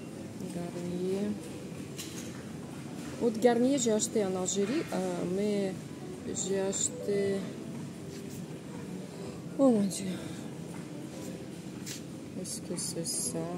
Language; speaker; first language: French; non-native, fluent; Russian